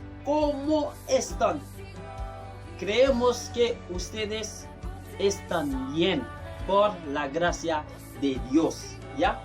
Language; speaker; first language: Spanish; non-native, fluent; Haitian Creole